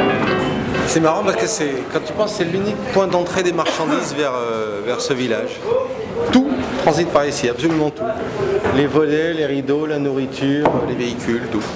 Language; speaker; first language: French; native; French